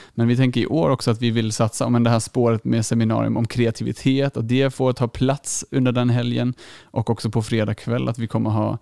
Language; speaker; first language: Swedish; non-native, fluent; German